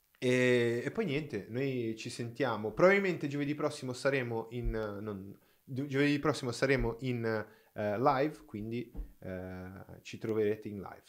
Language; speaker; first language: Italian; non-native, fluent; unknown